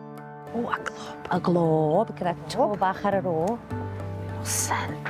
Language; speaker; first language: Welsh; native; Welsh